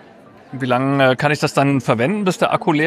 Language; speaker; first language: German; native; German